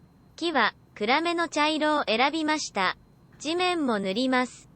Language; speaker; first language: Japanese; native; Japanese